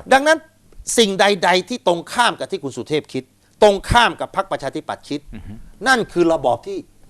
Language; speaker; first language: Thai; native; Thai